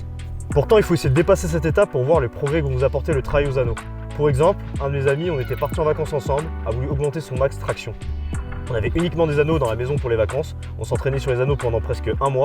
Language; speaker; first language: French; native; French